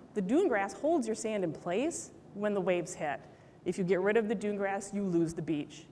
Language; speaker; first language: English; native; English